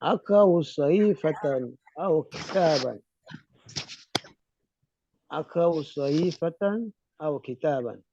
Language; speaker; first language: Arabic; non-native, learner; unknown